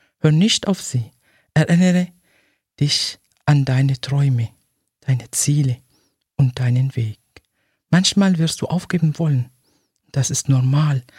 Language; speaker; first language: German; non-native, fluent; Arabic